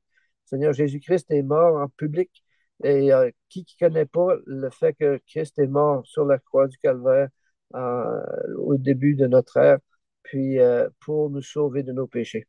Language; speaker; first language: French; native; French